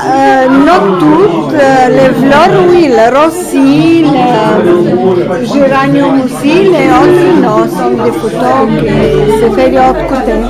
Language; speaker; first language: French; non-native, learner; Bulgarian